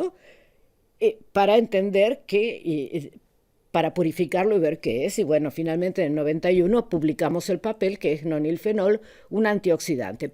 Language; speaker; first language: Spanish; native; Spanish